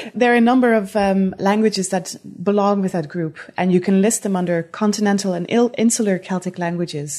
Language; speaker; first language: English; non-native, fluent; Dutch